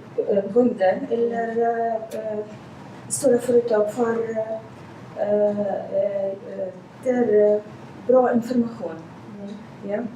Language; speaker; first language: Swedish; non-native, learner; Arabic